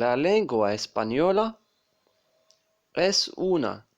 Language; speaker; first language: Spanish; non-native, fluent; Arabic